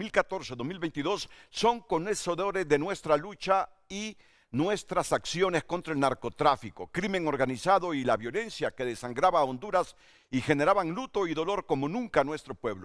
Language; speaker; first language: Spanish; native; Spanish